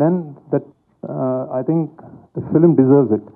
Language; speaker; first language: Telugu; native; Telugu